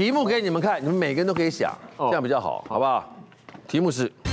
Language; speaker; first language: Chinese; native; Chinese